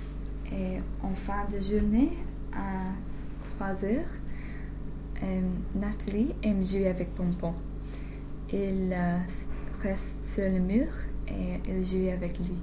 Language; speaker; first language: French; non-native, learner; English